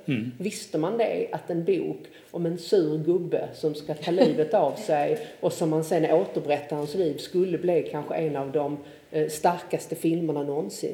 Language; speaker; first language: Swedish; native; Swedish